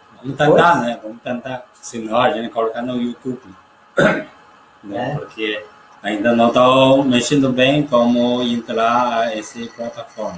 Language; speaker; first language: Portuguese; non-native, learner; Chinese